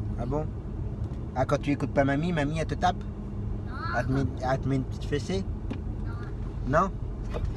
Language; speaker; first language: French; native; French